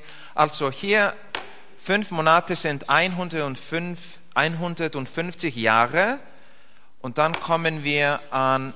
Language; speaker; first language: German; non-native, fluent; Icelandic